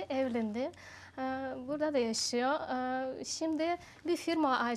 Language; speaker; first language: Turkish; non-native, learner; Russian